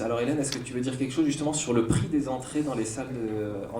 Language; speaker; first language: French; native; French